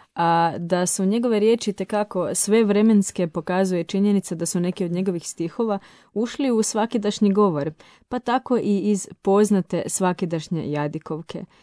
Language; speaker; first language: Croatian; native; Croatian